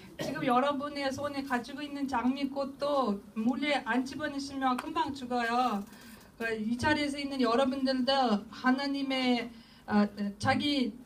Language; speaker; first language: Korean; non-native, learner; Russian